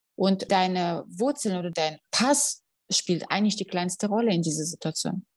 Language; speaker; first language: German; non-native, fluent; Russian